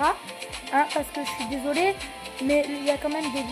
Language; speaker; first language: French; native; French